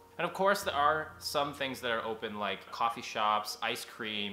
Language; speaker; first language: English; native; English